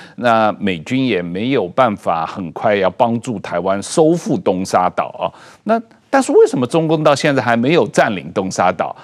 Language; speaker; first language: Chinese; native; Chinese